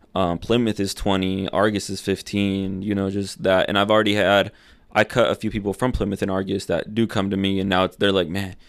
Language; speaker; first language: English; early bilingual, other home language; Spanish